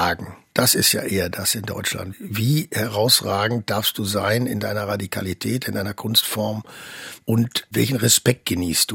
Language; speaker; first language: German; native; German